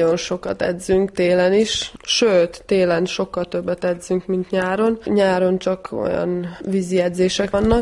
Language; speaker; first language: Hungarian; early bilingual, heritage; Hungarian